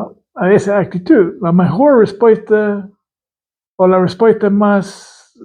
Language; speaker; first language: Spanish; non-native, fluent; English